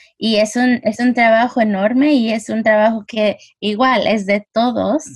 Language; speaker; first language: Spanish; early bilingual, heritage; Spanish